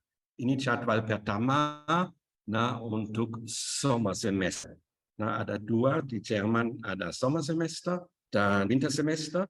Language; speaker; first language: Indonesian; non-native, fluent; German